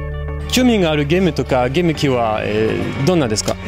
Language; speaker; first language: Japanese; non-native, learner; French